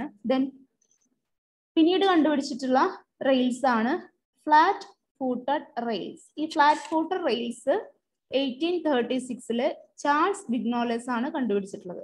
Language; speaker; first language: Malayalam; native; Malayalam